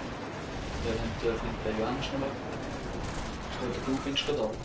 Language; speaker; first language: German; native; German